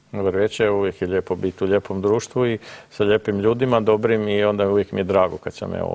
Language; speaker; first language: Croatian; native; Croatian